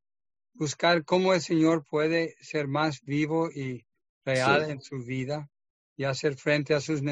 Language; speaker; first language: Spanish; non-native, fluent; English